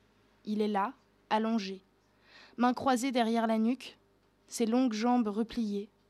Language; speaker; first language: French; native; French